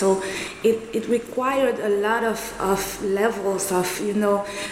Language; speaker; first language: English; non-native, local second language; Kinyarwanda